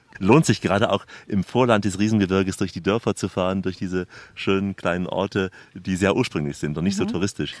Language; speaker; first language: German; native; German